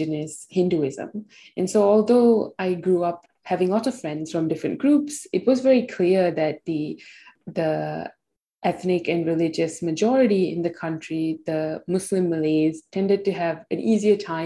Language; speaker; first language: English; non-native, local second language; Tamil